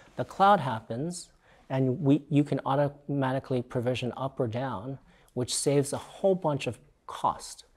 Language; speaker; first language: English; native; English